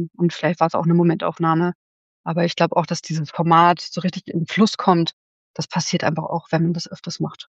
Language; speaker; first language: German; native; German